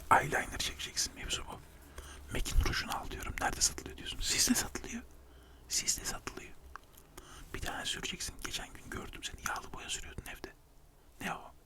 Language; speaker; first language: Turkish; native; Turkish